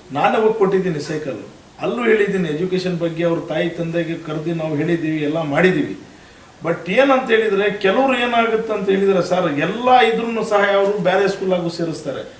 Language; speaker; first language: Kannada; non-native, local second language; Urdu